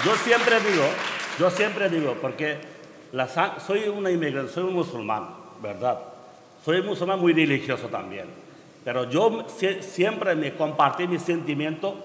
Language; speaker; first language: Spanish; non-native, learner; Bangla